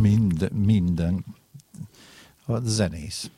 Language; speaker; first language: Hungarian; non-native, learner; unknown